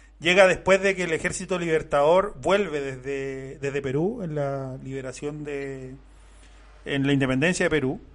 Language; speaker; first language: Spanish; native; Spanish